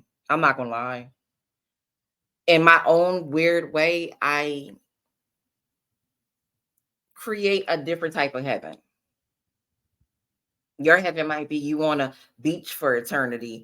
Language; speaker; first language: English; native; English